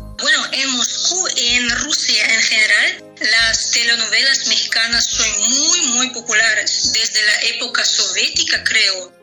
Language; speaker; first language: Spanish; non-native, fluent; Russian